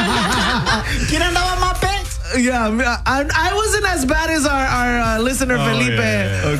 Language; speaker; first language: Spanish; early bilingual, heritage; Spanish